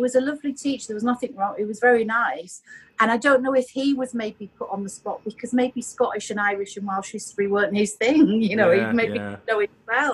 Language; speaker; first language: English; native; English